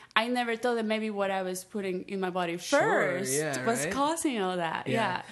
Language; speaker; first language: English; non-native, fluent; Spanish